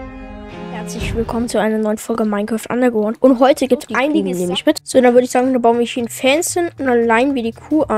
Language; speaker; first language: German; native; German